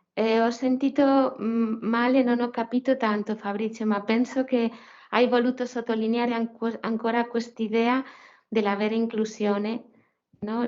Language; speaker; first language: Italian; non-native, fluent; Spanish